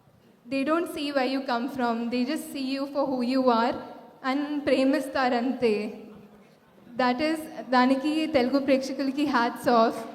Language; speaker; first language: Telugu; non-native, local second language; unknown